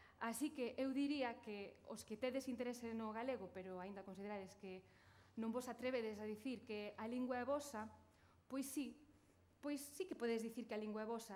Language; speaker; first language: Galician; native; Galician